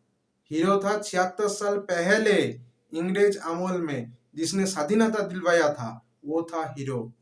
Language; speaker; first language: Hindi; non-native, local second language; Bangla